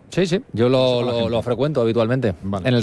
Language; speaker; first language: Spanish; native; Spanish